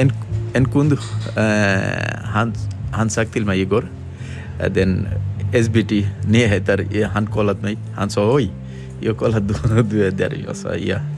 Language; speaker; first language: Swedish; non-native, learner; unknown